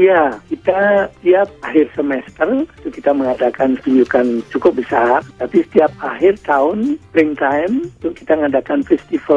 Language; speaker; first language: Indonesian; non-native, local second language; Balinese